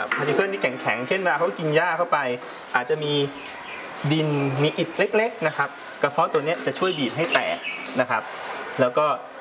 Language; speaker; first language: Thai; native; Thai